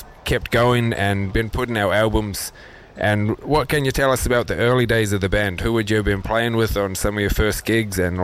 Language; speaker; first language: English; native; English